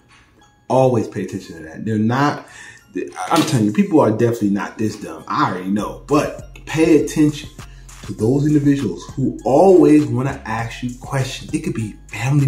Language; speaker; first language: English; native; English